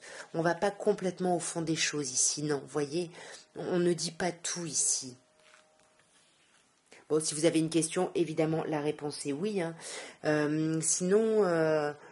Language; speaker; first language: French; native; French